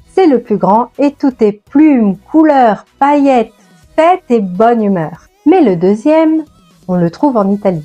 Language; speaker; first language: French; non-native, fluent; Italian